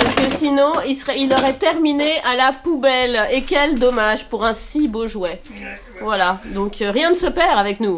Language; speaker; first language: French; native; French